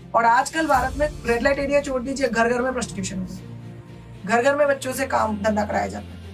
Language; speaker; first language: Hindi; non-native, local second language; Bangla